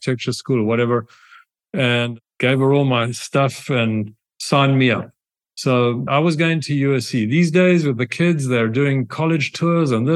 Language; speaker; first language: English; native; English